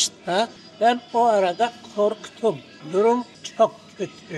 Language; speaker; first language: Turkish; non-native, local second language; Greek